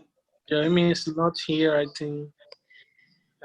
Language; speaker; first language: English; non-native, learner; Spanish